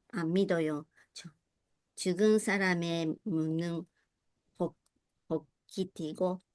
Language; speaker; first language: Korean; non-native, learner; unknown